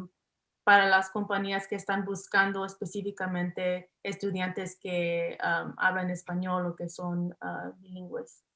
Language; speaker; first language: Spanish; early bilingual, heritage; English